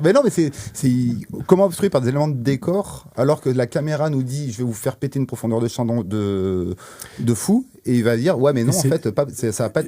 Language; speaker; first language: French; native; French